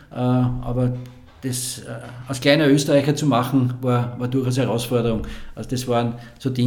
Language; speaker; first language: German; native; German